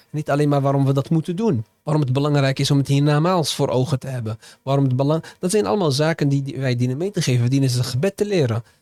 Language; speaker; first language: Dutch; early bilingual, other home language; Arabic